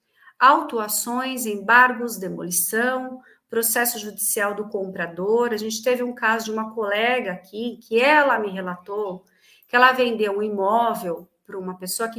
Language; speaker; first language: Portuguese; native; Portuguese